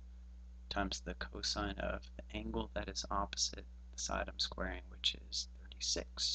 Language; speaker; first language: English; native; English